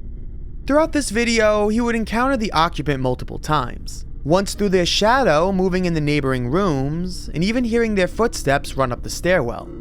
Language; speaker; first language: English; native; English